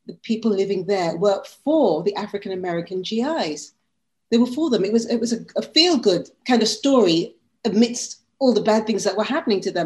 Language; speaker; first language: English; native; English